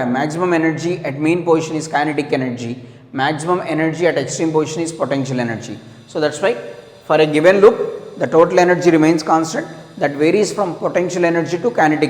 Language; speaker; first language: English; non-native, local second language; Telugu